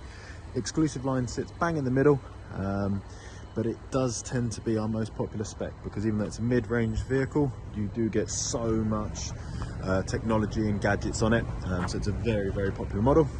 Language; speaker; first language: English; native; English